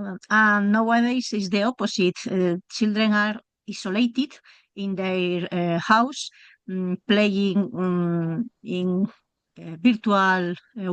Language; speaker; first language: English; non-native, learner; Spanish